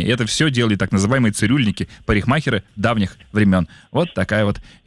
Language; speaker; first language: Russian; native; Russian